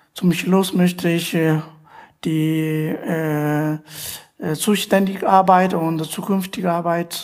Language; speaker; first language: German; non-native, learner; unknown